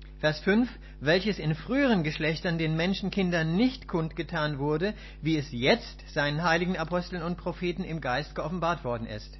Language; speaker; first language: German; native; German